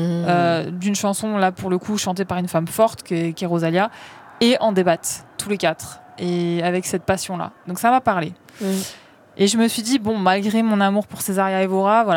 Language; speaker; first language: French; native; French